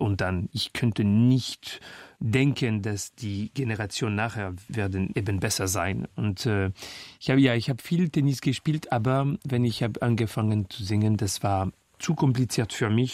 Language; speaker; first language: German; non-native, learner; French